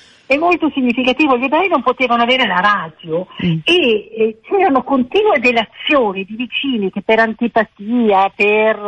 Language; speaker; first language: Italian; native; Italian